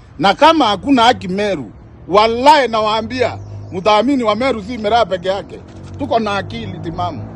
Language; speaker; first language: Swahili; non-native, local second language; Meru